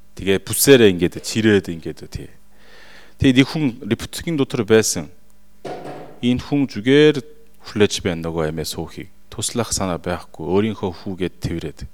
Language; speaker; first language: Mongolian; non-native, fluent; Korean